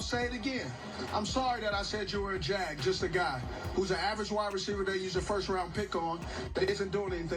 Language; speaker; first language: English; native; English